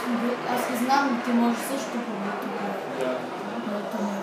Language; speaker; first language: Bulgarian; early bilingual, heritage; Bulgarian